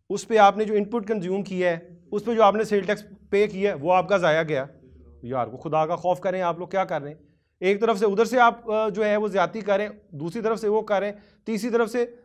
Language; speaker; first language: Urdu; non-native, local second language; Punjabi